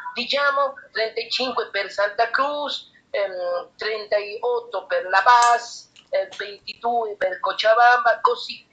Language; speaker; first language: Italian; non-native, learner; Spanish